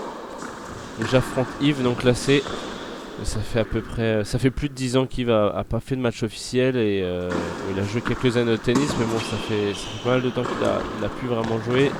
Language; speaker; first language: French; native; French